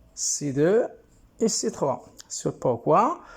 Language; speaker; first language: French; non-native, local second language; Arabic